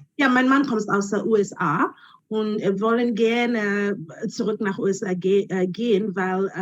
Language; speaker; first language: German; non-native, learner; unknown